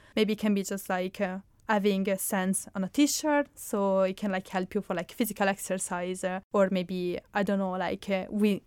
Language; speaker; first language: English; non-native, fluent; Italian